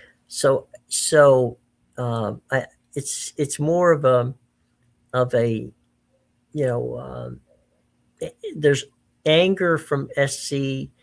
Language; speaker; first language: English; native; English